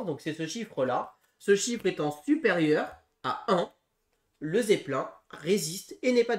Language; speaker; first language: French; native; French